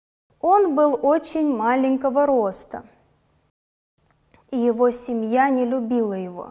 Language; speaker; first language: Russian; non-native, local second language; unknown